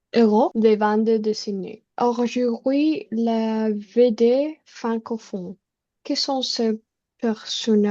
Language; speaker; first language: French; non-native, learner; Spanish